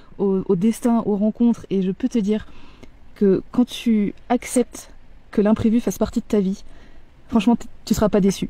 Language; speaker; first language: French; native; French